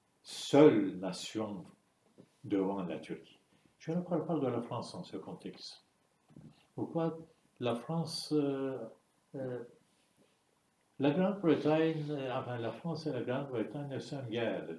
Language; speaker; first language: French; non-native, fluent; Turkish